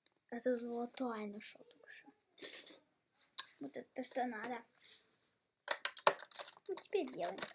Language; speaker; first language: Russian; early bilingual, heritage; Russian